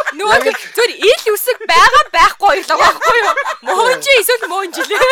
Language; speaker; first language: Mongolian; early bilingual, heritage; Mongolian